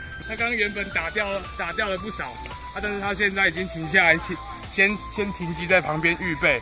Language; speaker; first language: Chinese; native; Chinese